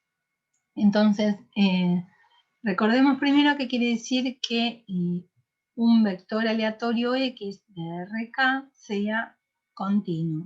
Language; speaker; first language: Spanish; native; Spanish